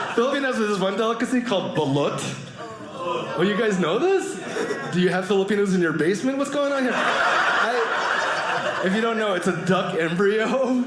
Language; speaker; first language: English; native; English